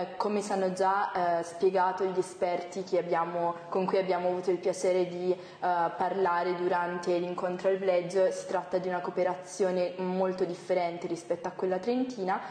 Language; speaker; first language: Italian; native; Italian